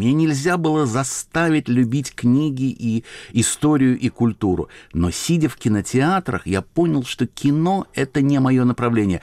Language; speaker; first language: Russian; native; Russian